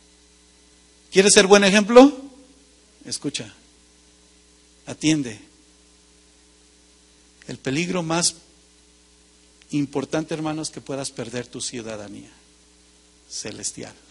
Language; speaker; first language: Spanish; native; Spanish